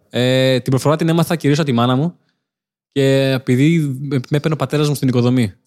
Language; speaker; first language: Greek; early bilingual, other home language; Albanian